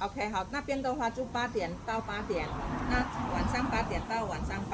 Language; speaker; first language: Chinese; non-native, fluent; Indonesian